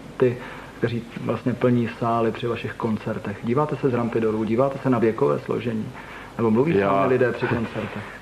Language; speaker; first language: Czech; native; Czech